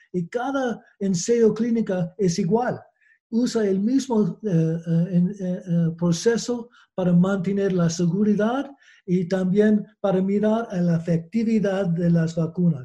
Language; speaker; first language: Spanish; non-native, learner; English